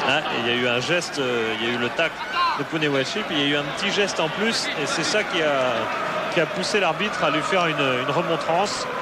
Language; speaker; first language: French; native; French